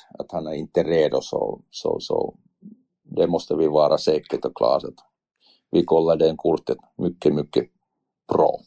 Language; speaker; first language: Swedish; non-native, learner; Finnish